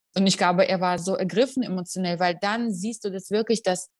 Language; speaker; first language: German; non-native, fluent; Russian